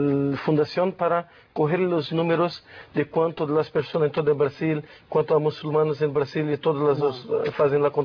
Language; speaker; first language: Spanish; non-native, learner; Portuguese